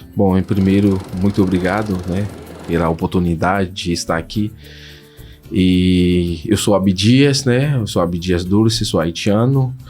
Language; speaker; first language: Portuguese; non-native, fluent; Haitian Creole